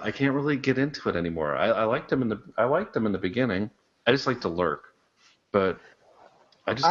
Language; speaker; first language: English; native; English